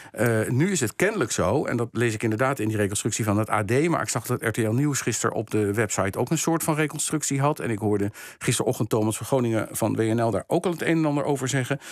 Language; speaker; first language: Dutch; native; Dutch